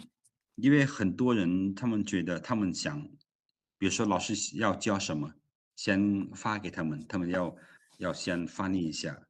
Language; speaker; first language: Chinese; non-native, fluent; Lao